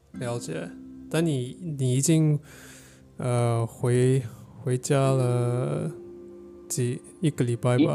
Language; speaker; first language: Chinese; non-native, learner; English